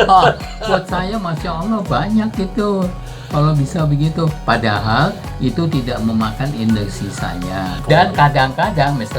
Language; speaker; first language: Indonesian; non-native, local second language; Dutch